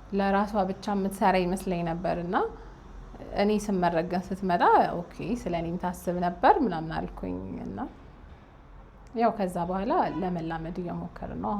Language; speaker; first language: Amharic; native; Amharic